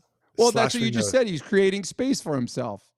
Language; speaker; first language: English; native; English